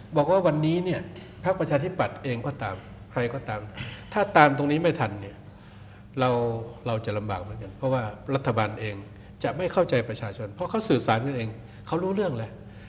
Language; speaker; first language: Thai; native; Thai